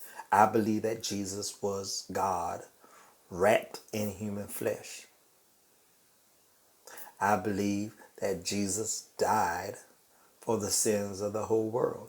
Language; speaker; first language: English; native; English